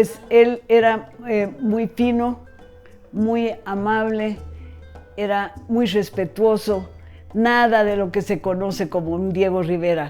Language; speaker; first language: Spanish; native; Spanish